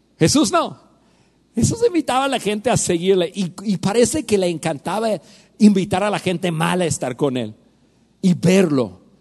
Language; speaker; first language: Spanish; non-native, fluent; English